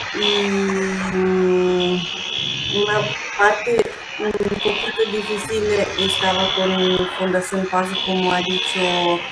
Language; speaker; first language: Spanish; non-native, learner; Italian